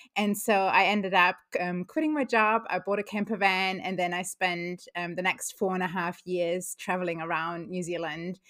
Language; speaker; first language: English; non-native, fluent; German